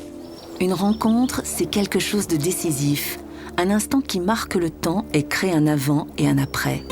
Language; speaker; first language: French; native; French